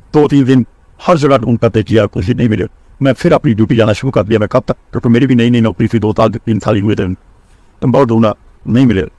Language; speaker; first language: Hindi; non-native, local second language; Punjabi